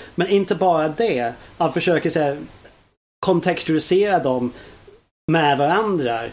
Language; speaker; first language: Swedish; non-native, fluent; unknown